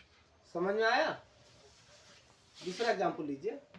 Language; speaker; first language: Hindi; native; Hindi